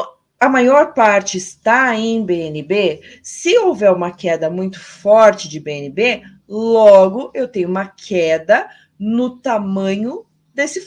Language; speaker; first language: Portuguese; native; Portuguese